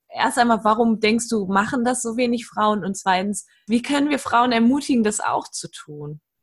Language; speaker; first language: German; native; German